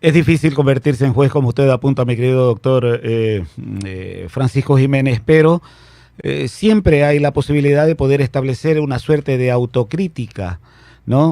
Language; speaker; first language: Spanish; native; Spanish